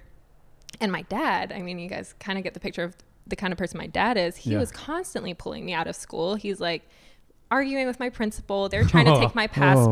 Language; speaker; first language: English; native; English